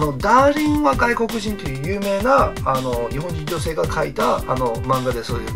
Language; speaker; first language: Japanese; non-native, fluent; English